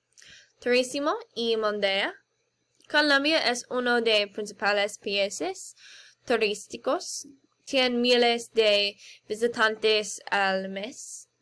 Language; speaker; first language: Spanish; non-native, learner; English